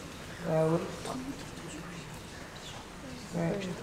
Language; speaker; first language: French; non-native, fluent; Polish